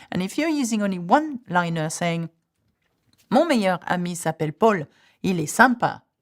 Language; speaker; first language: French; non-native, fluent; English